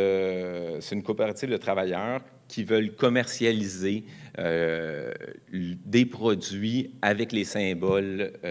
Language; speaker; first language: French; native; French